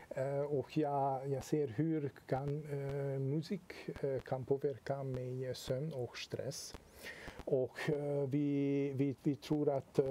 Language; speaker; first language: Swedish; non-native, fluent; Hungarian